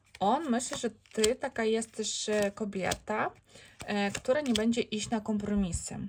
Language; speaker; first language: Polish; non-native, learner; Ukrainian